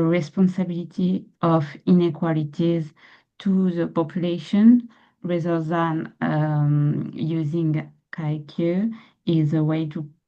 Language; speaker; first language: English; non-native, fluent; French